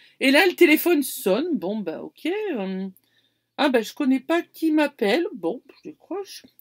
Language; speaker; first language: French; native; French